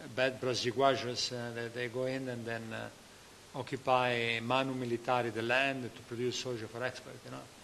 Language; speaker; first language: English; non-native, fluent; Italian